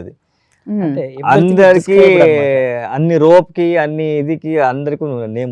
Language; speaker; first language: Telugu; non-native, learner; Kannada